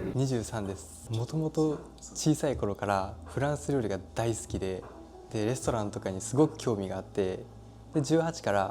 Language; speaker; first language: Japanese; native; Japanese